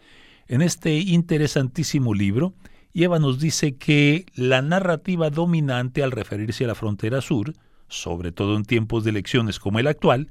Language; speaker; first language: Spanish; native; Spanish